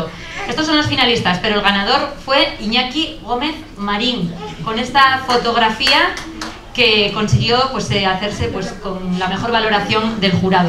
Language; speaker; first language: Spanish; native; Spanish